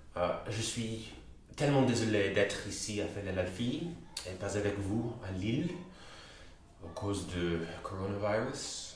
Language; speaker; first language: French; non-native, fluent; English